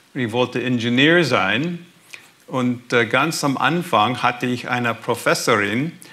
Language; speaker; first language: German; early bilingual, heritage; German